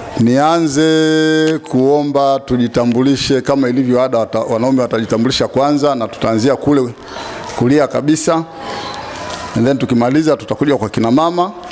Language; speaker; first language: Swahili; native; Swahili